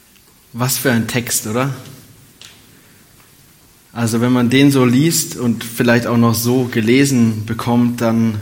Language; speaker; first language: German; native; German